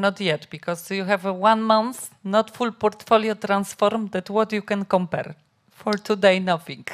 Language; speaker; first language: English; non-native, learner; Polish